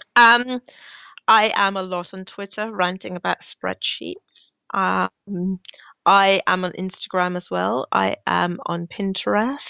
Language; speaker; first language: English; non-native, fluent; Danish